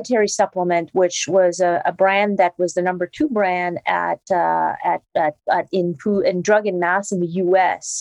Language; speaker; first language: English; non-native, fluent; French